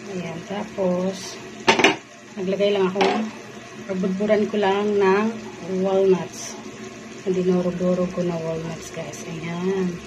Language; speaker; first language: Filipino; non-native, local second language; Cebuano